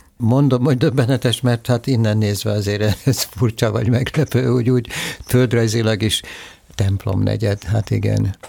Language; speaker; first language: Hungarian; native; Hungarian